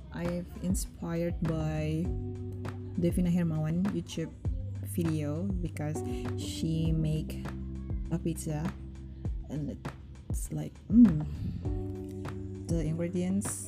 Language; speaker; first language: English; non-native, learner; Indonesian